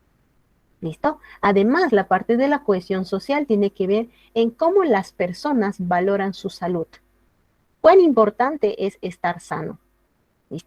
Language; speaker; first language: Spanish; native; Spanish